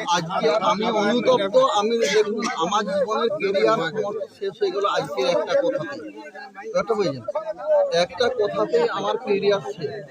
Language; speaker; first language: Bangla; native; Bangla